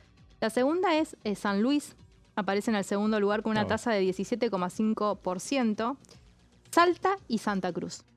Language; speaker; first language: Spanish; native; Spanish